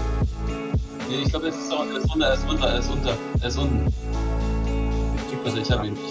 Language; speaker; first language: German; native; German